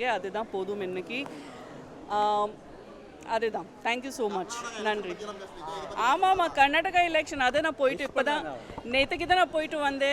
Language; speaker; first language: Tamil; non-native, fluent; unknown